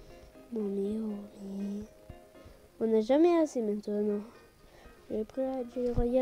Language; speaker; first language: French; native; French